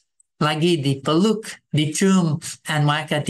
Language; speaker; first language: Indonesian; non-native, fluent; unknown